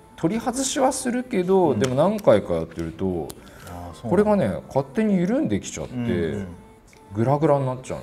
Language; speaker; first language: Japanese; native; Japanese